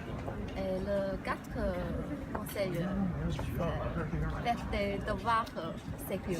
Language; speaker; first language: French; non-native, learner; Chinese